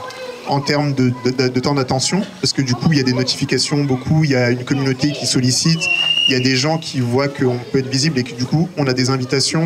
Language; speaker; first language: French; native; French